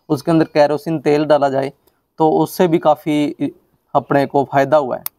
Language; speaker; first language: Hindi; non-native, local second language; Punjabi